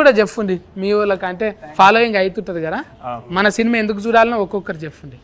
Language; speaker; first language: Telugu; native; Telugu